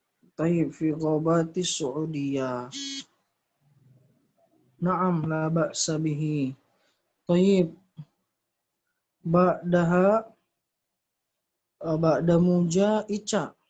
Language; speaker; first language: Arabic; non-native, fluent; Indonesian